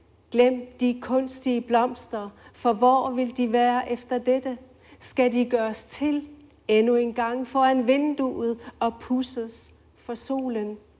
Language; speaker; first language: Danish; non-native, local second language; Kalaallisut